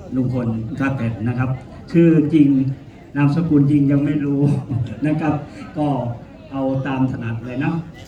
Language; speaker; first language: Thai; native; Thai